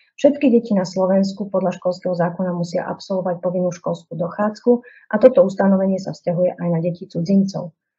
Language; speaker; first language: Slovak; native; Slovak